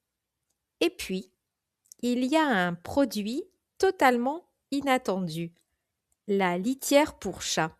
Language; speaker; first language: French; native; French